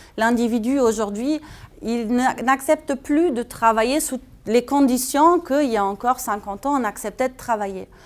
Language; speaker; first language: French; non-native, fluent; German